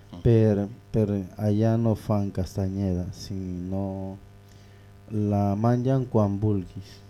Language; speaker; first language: Catalan; non-native, learner; Spanish